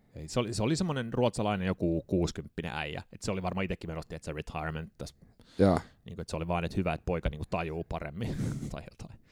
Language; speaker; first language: Finnish; early bilingual, heritage; Finnish